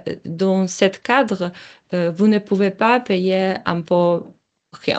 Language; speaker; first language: French; non-native, learner; Polish